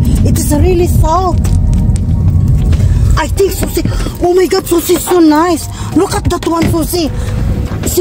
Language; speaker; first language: English; non-native, learner; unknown